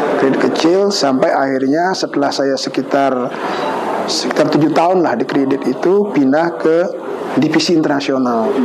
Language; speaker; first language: Indonesian; non-native, local second language; Balinese